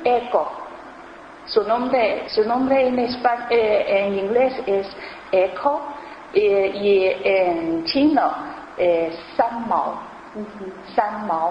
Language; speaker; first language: Spanish; non-native, fluent; Chinese